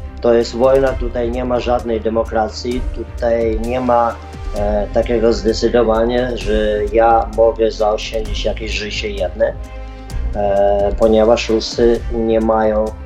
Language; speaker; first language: Polish; non-native, fluent; Ukrainian